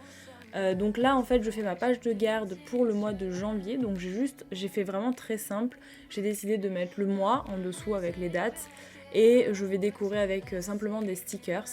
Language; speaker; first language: French; native; French